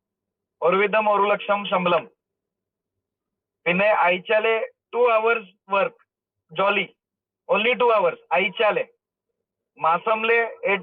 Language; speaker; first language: Malayalam; early bilingual, heritage; Malayalam